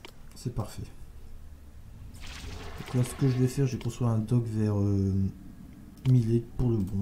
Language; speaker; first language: French; native; French